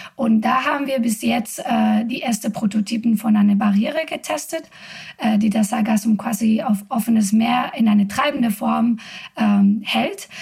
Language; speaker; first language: German; non-native, fluent; Spanish